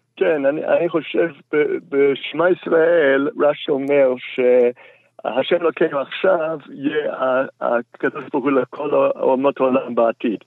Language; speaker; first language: Hebrew; non-native, fluent; English